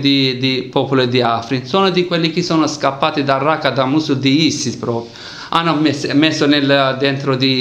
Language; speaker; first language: Italian; non-native, learner; Kurdish